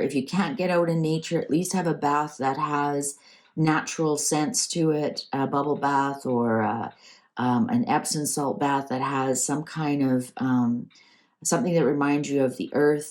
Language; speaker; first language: English; native; English